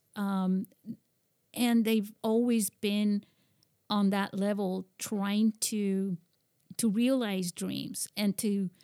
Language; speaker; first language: English; early bilingual, heritage; English